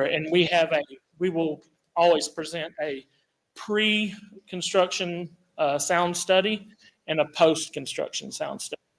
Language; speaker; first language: English; native; English